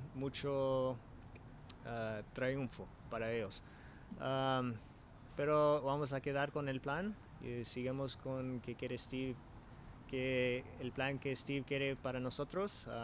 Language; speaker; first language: Spanish; early bilingual, heritage; English